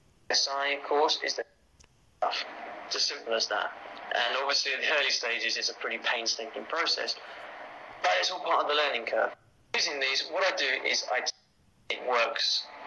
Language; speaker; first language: English; native; English